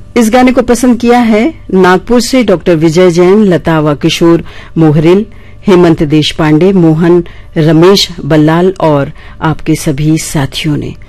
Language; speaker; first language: Hindi; native; Hindi